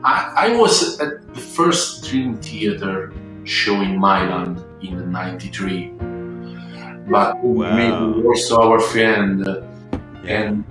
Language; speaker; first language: English; non-native, learner; Italian